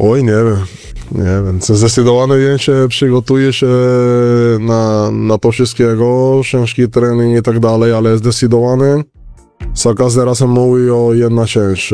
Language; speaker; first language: Polish; non-native, fluent; Spanish